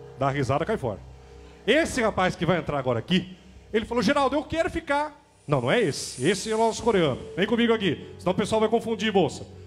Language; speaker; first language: Portuguese; native; Portuguese